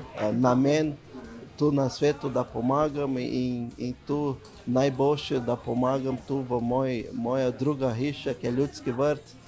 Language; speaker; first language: Slovenian; non-native, learner; Portuguese